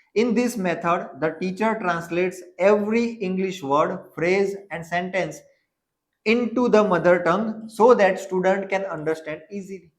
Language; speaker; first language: English; non-native, local second language; Gujarati